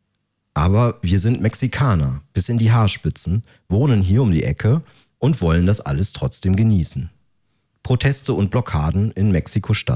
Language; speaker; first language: German; native; German